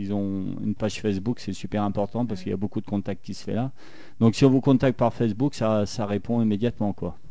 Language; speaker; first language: French; native; French